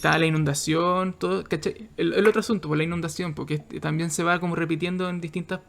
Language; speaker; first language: Spanish; native; Spanish